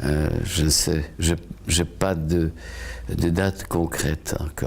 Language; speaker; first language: French; non-native, fluent; Polish